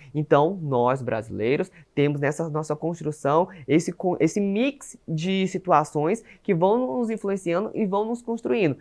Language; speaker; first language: Portuguese; native; Portuguese